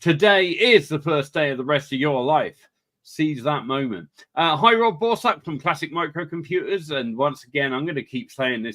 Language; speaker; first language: English; native; English